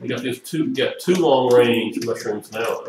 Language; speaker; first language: English; native; English